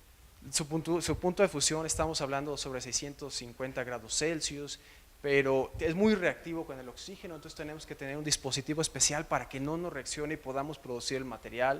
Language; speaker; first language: Spanish; native; Spanish